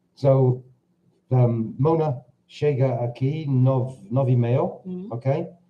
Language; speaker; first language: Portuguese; non-native, learner; English